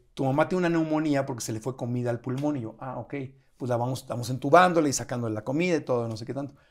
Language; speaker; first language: Spanish; native; Spanish